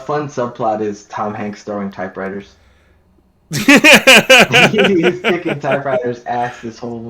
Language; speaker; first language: English; native; English